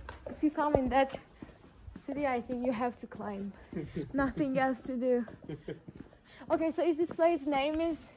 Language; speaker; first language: English; non-native, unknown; Turkish